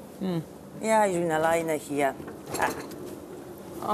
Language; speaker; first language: German; non-native, learner; Polish